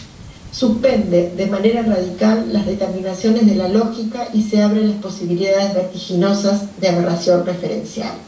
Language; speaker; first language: Spanish; native; Spanish